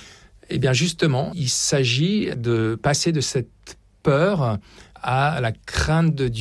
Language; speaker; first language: French; native; French